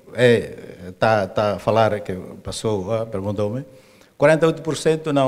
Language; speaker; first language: Portuguese; non-native, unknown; Tetum